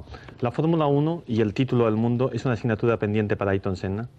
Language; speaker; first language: Spanish; native; Spanish